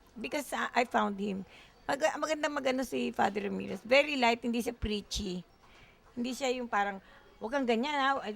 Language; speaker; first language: Filipino; native; Filipino